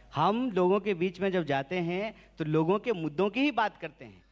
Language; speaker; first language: Hindi; native; Hindi